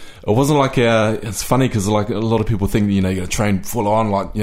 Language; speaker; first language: English; native; English